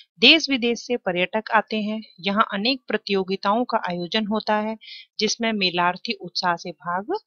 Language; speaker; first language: Hindi; native; Hindi